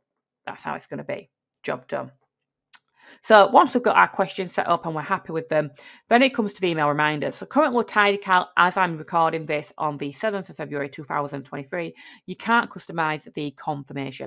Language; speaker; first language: English; native; English